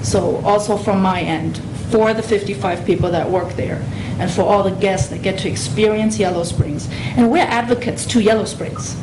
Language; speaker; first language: English; non-native, fluent; German